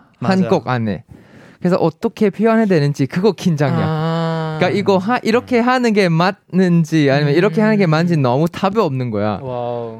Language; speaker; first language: Korean; non-native, fluent; Chinese